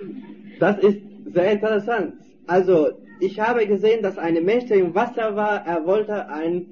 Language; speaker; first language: German; non-native, fluent; Turkish